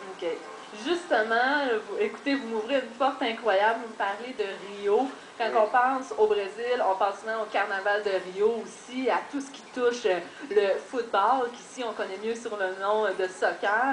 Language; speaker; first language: French; native; French